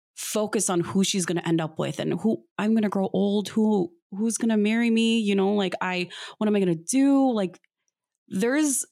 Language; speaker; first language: English; early bilingual, other home language; Filipino